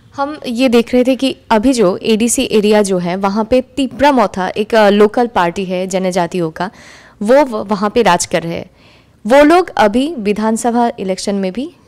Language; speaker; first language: Hindi; non-native, local second language; Bangla